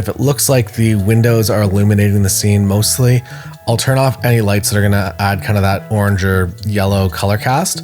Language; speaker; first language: English; native; English